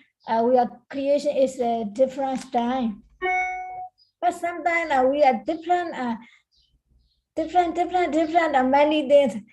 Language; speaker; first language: English; non-native, learner; Burmese